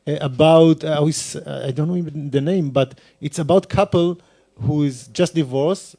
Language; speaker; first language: English; non-native, fluent; Hebrew